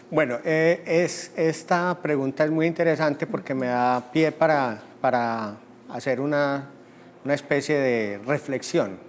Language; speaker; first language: Spanish; native; Spanish